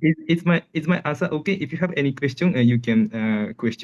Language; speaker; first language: English; non-native, learner; Japanese